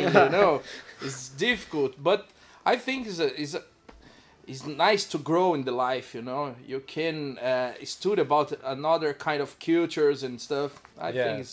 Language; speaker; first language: English; non-native, learner; Portuguese